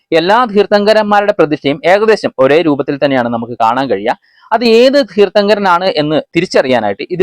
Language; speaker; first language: Malayalam; native; Malayalam